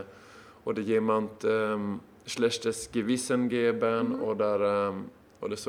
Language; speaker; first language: German; non-native, learner; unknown